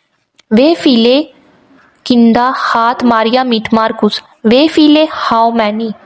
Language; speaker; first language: German; non-native, learner; Urdu